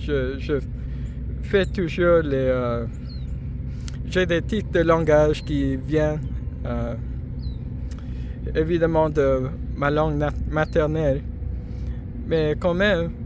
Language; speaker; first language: French; non-native, fluent; English